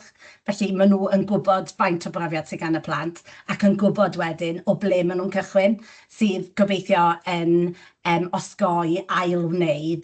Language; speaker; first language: Welsh; native; Welsh